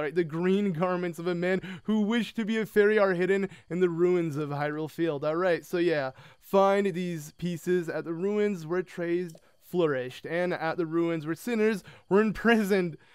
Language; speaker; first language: English; native; English